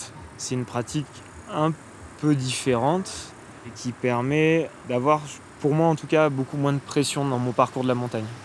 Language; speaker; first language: French; native; French